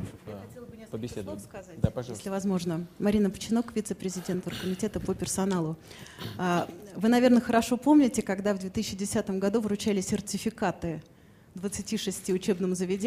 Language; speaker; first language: Russian; native; Russian